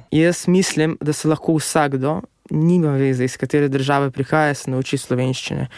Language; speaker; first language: Slovenian; non-native, fluent; Russian